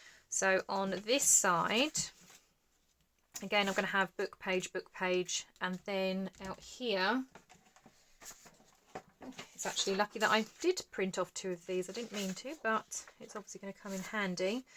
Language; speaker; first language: English; native; English